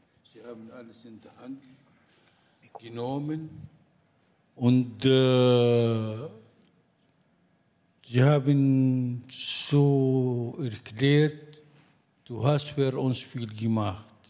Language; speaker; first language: German; non-native, fluent; Arabic